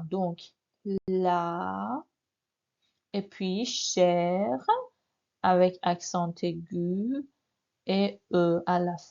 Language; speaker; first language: French; non-native, fluent; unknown